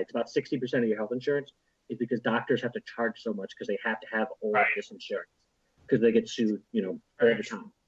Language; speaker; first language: English; native; English